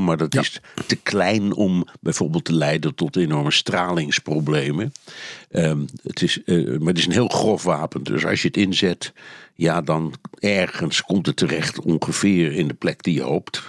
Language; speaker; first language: Dutch; native; Dutch